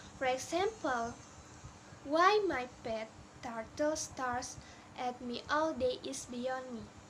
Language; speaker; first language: English; non-native, learner; Indonesian